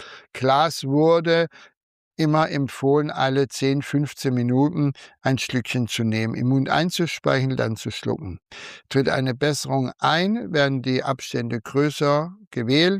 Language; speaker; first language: German; native; German